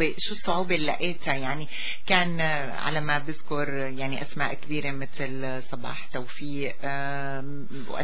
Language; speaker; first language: Arabic; native; Arabic